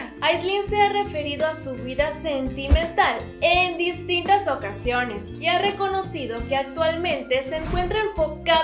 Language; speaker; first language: Spanish; native; Spanish